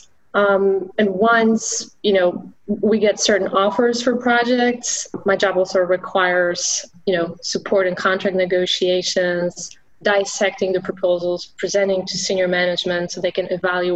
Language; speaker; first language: English; non-native, fluent; Polish